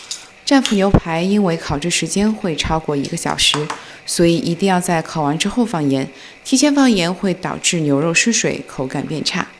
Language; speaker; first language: Chinese; native; Chinese